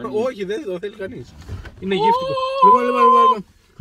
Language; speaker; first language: Greek; native; Greek